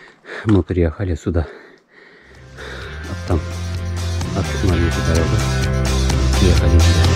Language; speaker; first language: Russian; non-native, learner; Turkish